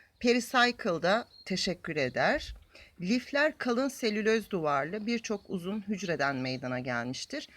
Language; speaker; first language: Turkish; native; Turkish